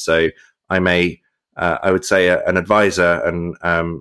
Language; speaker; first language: English; native; English